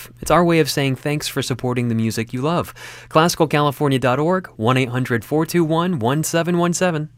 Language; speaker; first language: English; native; English